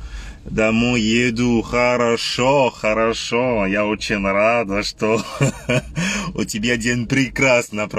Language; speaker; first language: Russian; non-native, learner; Lingala